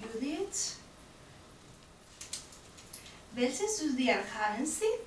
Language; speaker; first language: German; non-native, learner; Spanish